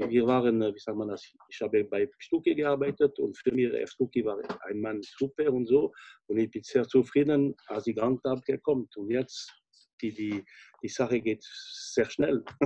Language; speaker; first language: German; non-native, fluent; French